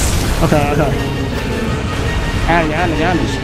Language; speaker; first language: Arabic; native; Arabic